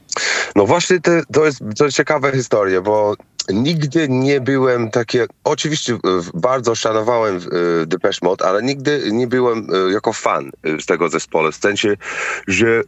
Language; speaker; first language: Polish; non-native, fluent; English